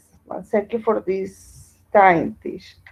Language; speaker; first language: English; non-native, learner; Spanish